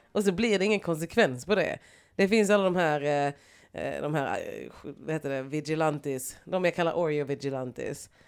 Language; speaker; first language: Swedish; native; Swedish